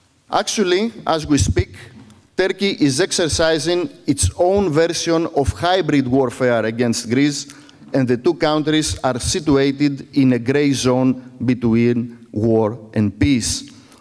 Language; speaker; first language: English; non-native, fluent; Greek